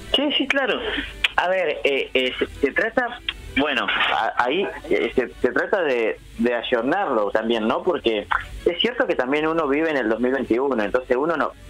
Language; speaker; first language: Spanish; native; Spanish